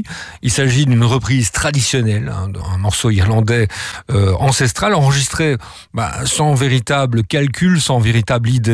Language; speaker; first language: French; native; French